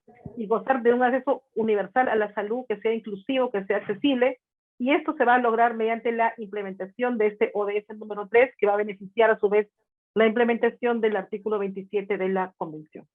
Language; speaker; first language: Spanish; native; Spanish